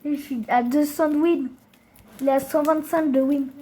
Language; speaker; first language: French; native; French